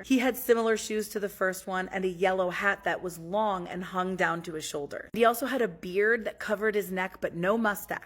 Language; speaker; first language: English; native; English